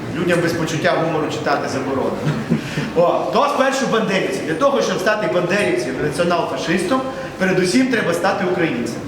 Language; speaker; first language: Ukrainian; non-native, local second language; Russian